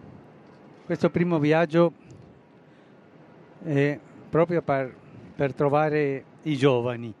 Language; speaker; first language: Italian; non-native, fluent; Spanish